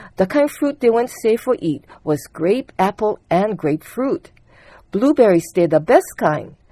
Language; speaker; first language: English; early bilingual, other home language; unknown